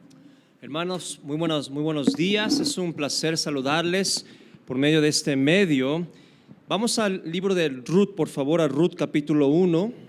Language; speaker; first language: Spanish; native; Spanish